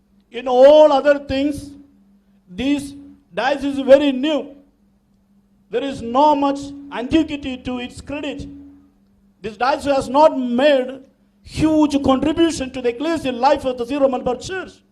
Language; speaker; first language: English; non-native, local second language; Malayalam